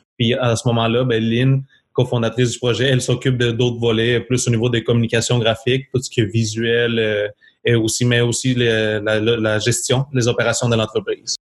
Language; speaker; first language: French; non-native, fluent; Spanish